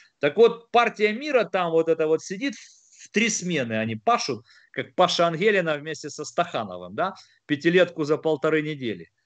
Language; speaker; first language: Russian; native; Russian